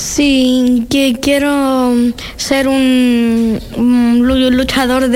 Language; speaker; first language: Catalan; non-native, learner; Georgian